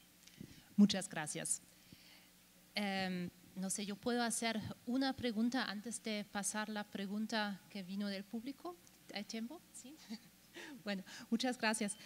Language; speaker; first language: Spanish; non-native, fluent; German